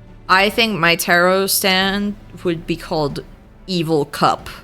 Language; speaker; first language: English; native; English